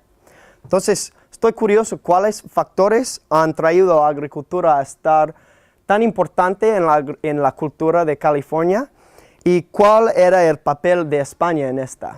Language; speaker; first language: Spanish; non-native, fluent; English